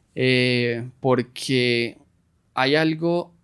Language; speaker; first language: Spanish; native; Spanish